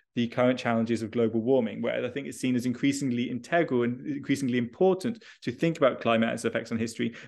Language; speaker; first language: English; native; English